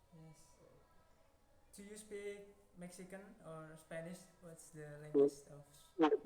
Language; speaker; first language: English; non-native, learner; Indonesian